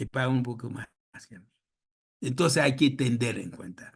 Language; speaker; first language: Spanish; non-native, fluent; Haitian Creole